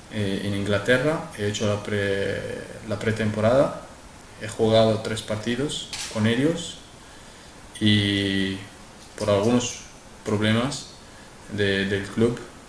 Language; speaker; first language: Spanish; non-native, fluent; Arabic